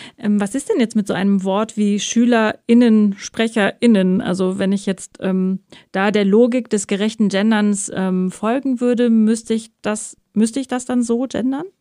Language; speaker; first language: German; early bilingual, other home language; Persian